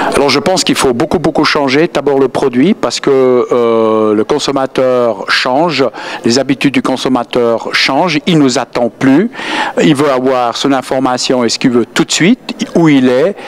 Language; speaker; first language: French; native; French